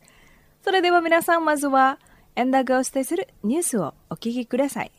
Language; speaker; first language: Japanese; non-native, fluent; Indonesian